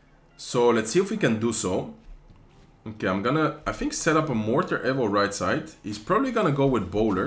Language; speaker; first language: English; non-native, fluent; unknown